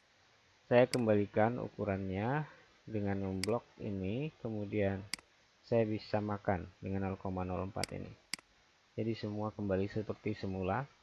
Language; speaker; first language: Indonesian; native; Indonesian